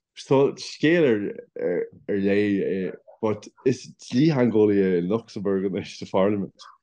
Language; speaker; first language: Irish; non-native, local second language; English